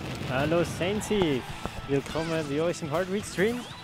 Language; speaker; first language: German; native; German